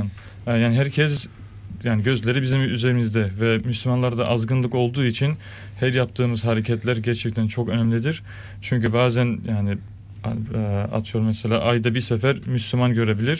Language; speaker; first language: Turkish; early bilingual, heritage; Turkish